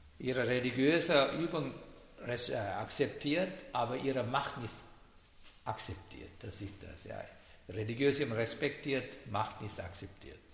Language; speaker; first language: German; non-native, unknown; Sinhala